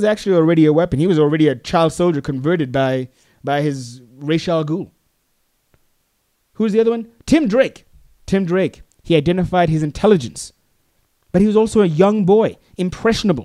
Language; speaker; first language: English; non-native, local second language; Tswana